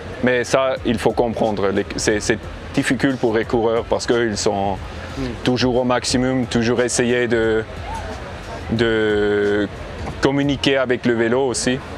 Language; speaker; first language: French; non-native, learner; English